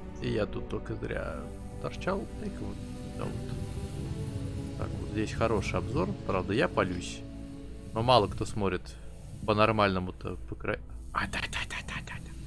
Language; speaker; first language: Russian; native; Russian